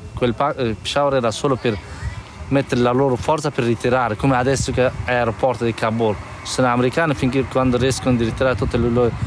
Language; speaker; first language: Italian; non-native, fluent; Persian